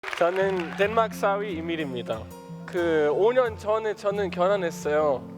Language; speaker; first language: Korean; non-native, fluent; Danish